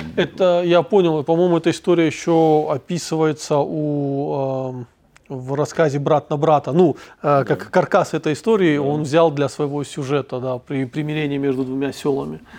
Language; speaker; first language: Russian; non-native, local second language; Ossetic